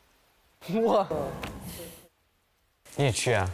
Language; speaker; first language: Chinese; non-native, fluent; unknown